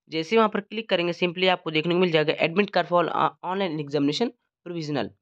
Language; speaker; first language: Hindi; native; Hindi